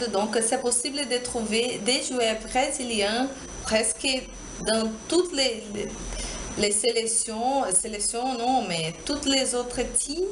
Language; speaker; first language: French; non-native, learner; Portuguese